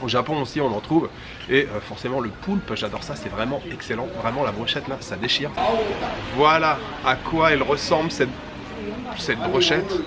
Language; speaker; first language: French; native; French